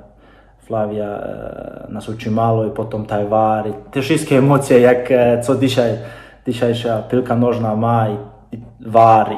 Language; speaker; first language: Polish; non-native, learner; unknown